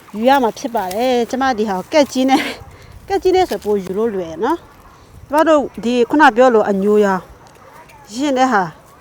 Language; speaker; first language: Burmese; non-native, local second language; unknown